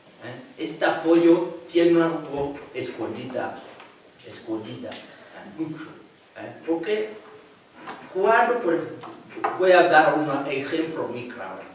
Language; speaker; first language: Spanish; non-native, fluent; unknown